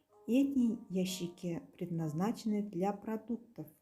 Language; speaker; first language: Russian; non-native, local second language; Kazakh